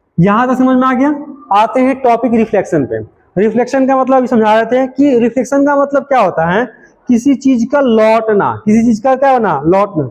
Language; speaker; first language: Hindi; native; Hindi